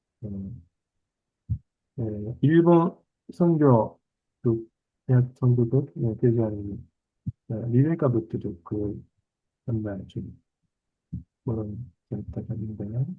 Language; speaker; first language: Korean; non-native, learner; Japanese